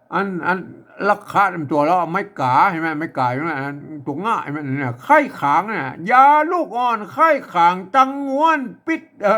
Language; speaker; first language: Thai; native; Thai